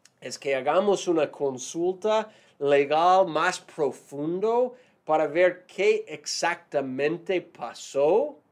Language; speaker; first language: Spanish; non-native, fluent; English